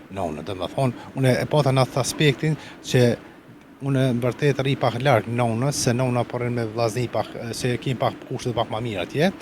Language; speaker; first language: Albanian; native; Albanian